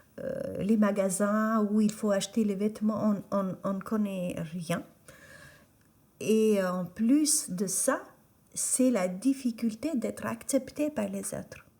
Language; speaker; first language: French; non-native, fluent; Albanian